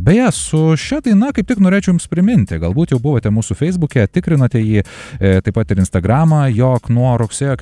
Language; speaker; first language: Lithuanian; native; Lithuanian